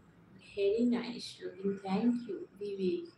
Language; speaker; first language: Hindi; non-native, local second language; Bangla